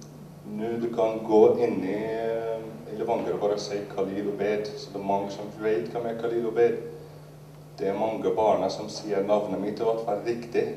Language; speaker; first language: Norwegian; non-native, learner; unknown